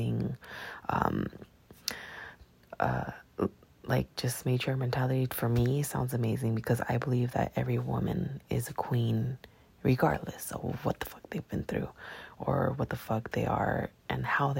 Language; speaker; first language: English; native; English